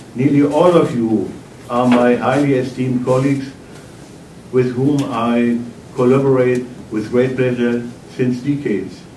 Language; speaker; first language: English; non-native, fluent; German